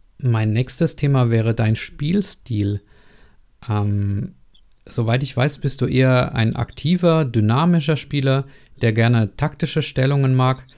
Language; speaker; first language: German; native; German